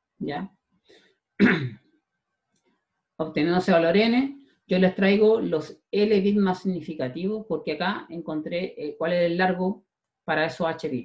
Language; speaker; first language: Spanish; native; Spanish